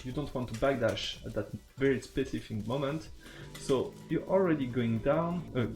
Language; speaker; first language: English; non-native, fluent; French